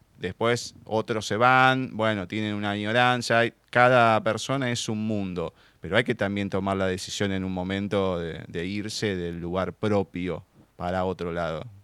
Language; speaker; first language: Spanish; native; Spanish